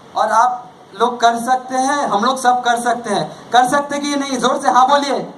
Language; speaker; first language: Hindi; non-native, local second language; Bangla